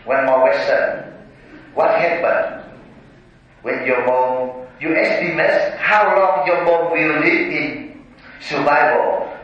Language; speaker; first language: English; non-native, learner; Vietnamese